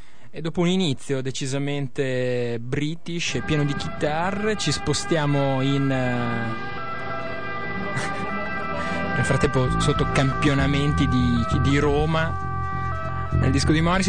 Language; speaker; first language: Italian; native; Italian